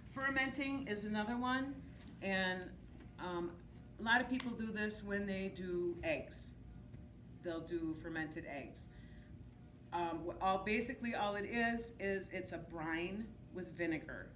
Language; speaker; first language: English; native; English